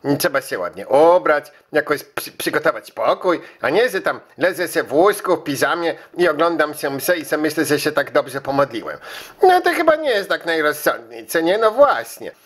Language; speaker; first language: Polish; early bilingual, heritage; Polish